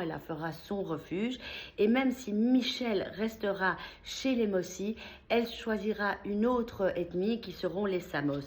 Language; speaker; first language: French; native; French